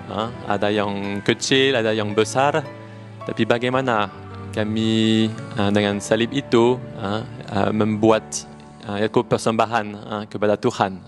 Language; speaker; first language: Indonesian; non-native, learner; French